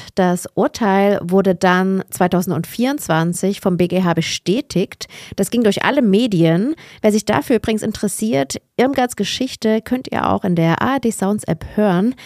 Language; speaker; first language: German; native; German